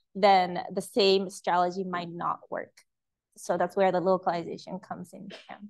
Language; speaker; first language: English; early bilingual, other home language; Japanese